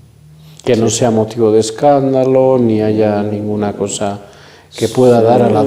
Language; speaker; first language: Spanish; native; Spanish